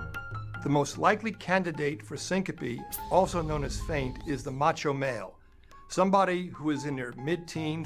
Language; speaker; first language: English; native; English